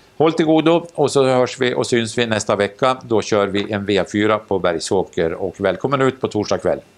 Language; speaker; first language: Swedish; native; Swedish